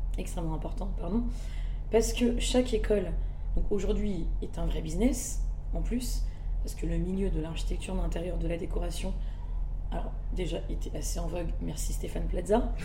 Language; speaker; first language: French; early bilingual, other home language; Malagasy